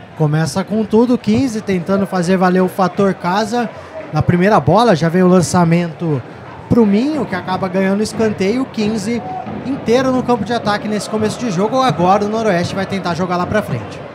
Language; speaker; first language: Portuguese; native; Portuguese